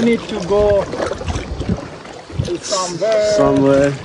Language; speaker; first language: English; non-native, learner; Persian